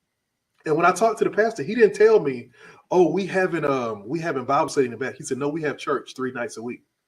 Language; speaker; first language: English; native; English